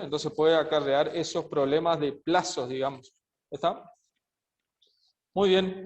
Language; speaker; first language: Spanish; native; Spanish